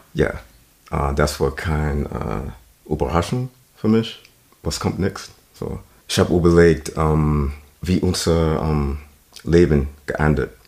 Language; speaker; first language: German; non-native, learner; English